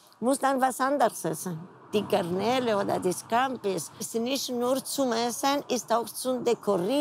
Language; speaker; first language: German; non-native, learner; Spanish